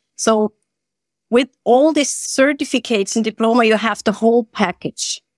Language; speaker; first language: English; non-native, fluent; German